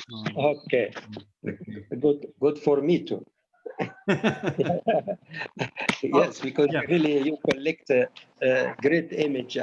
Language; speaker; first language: English; non-native, learner; Arabic